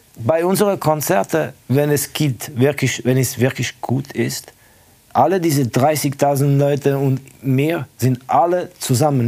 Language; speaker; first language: German; non-native, fluent; Estonian